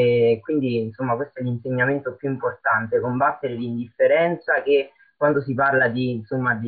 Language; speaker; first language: Italian; native; Italian